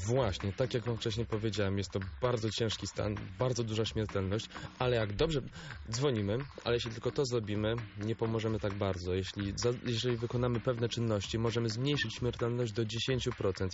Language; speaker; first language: Polish; native; Polish